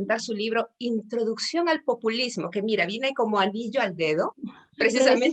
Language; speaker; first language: Spanish; native; Spanish